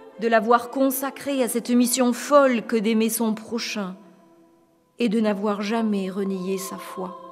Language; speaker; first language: French; native; French